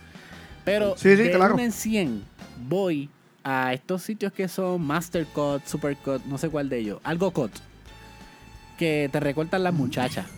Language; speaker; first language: Spanish; native; Spanish